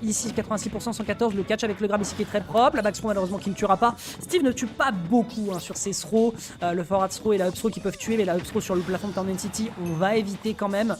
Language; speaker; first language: French; native; French